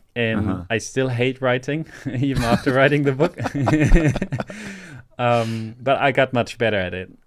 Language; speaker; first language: English; non-native, fluent; German